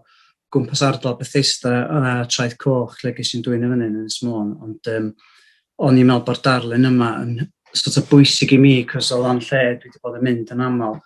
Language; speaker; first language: Welsh; native; Welsh